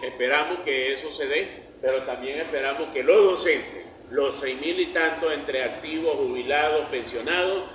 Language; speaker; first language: Spanish; native; Spanish